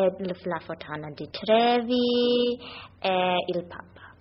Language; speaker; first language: Italian; non-native, learner; English